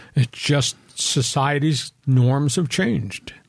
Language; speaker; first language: English; native; English